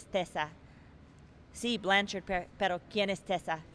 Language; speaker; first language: Spanish; non-native, learner; English